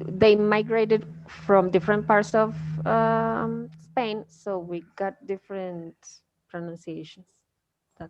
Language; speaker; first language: English; non-native, fluent; Spanish